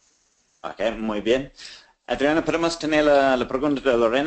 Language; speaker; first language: Spanish; non-native, fluent; English